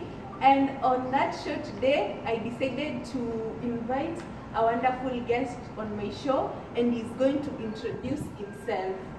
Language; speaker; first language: English; non-native, local second language; Swahili